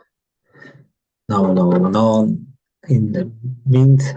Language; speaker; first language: English; non-native, learner; Spanish